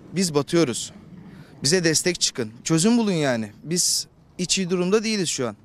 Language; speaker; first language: Turkish; native; Turkish